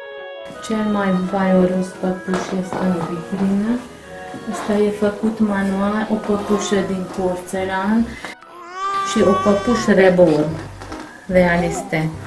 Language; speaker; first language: Romanian; non-native, local second language; Hungarian